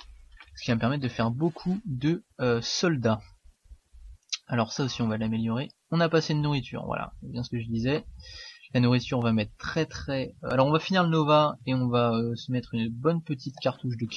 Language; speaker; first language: French; native; French